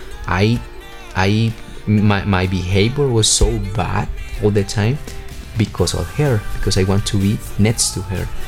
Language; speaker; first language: English; non-native, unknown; Spanish